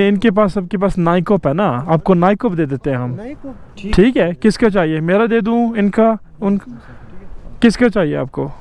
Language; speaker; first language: Hindi; early bilingual, heritage; Urdu